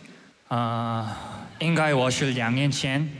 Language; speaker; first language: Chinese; non-native, learner; Korean